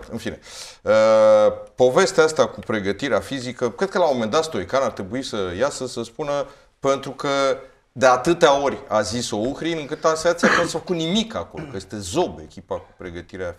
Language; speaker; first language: Romanian; native; Romanian